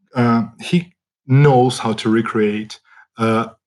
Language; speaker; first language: English; non-native, fluent; Portuguese